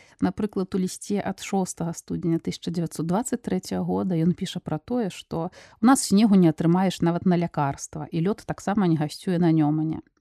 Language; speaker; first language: Belarusian; non-native, local second language; Russian